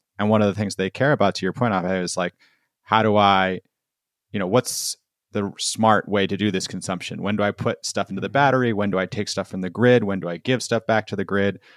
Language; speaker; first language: English; native; English